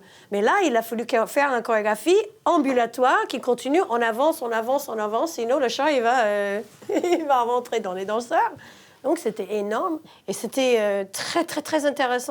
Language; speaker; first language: French; non-native, fluent; English